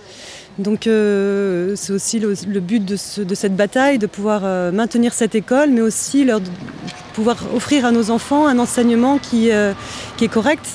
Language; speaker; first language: French; native; French